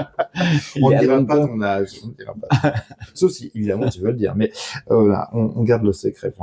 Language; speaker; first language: French; native; French